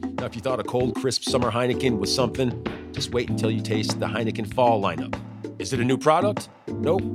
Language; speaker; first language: English; native; English